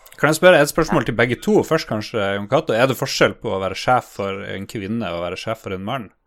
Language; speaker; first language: Norwegian; native; Norwegian